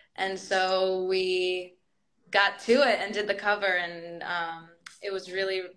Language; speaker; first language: English; early bilingual, other home language; Greek